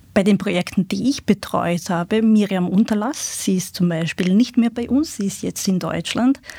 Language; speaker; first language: German; non-native, fluent; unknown